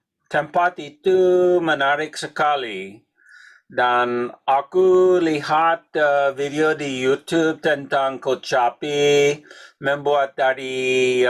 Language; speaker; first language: Indonesian; non-native, learner; English